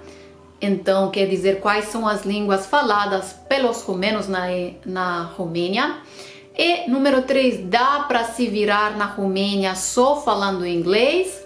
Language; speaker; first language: Portuguese; non-native, fluent; Romanian